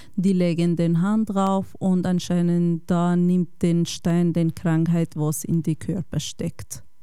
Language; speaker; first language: German; non-native, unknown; Kurdish